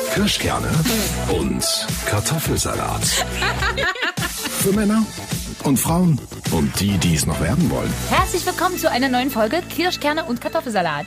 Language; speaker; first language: German; native; German